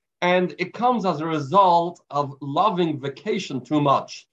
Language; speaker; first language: English; native; English